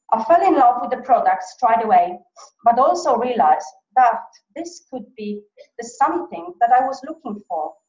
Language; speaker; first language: English; non-native, fluent; Polish